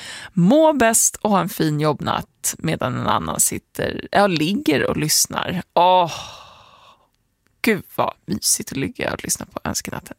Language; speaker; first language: Swedish; native; Swedish